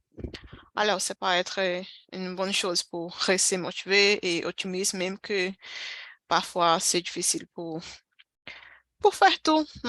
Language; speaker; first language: French; non-native, fluent; Portuguese